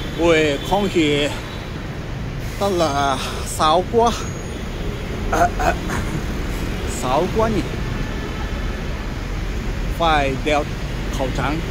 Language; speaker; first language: Vietnamese; non-native, learner; Japanese